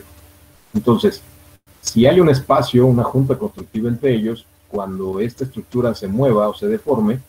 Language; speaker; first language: Spanish; native; Spanish